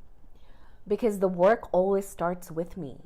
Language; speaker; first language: English; native; English